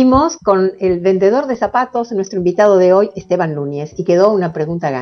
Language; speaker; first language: Spanish; native; Spanish